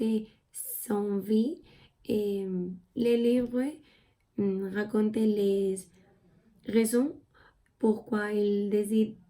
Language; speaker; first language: French; non-native, learner; Spanish